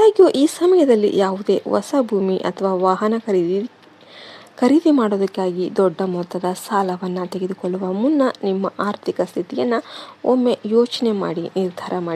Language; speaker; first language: Kannada; native; Kannada